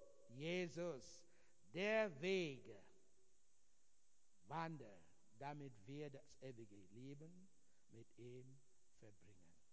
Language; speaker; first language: German; non-native, fluent; Igbo